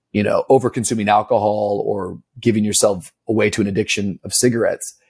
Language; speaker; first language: English; native; English